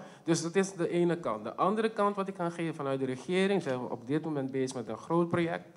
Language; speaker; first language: Dutch; non-native, local second language; Papiamento